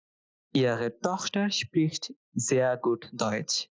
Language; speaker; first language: German; non-native, fluent; Bangla